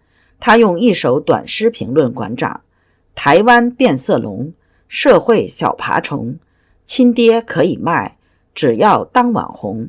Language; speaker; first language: Chinese; native; Chinese